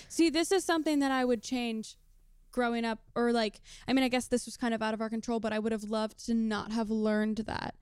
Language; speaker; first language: English; native; English